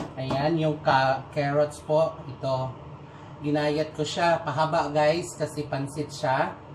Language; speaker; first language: Filipino; non-native, local second language; Cebuano